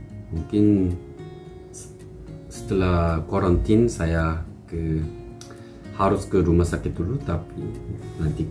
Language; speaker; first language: Indonesian; non-native, learner; Korean